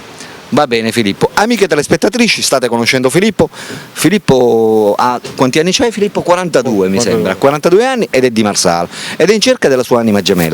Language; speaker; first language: Italian; native; Italian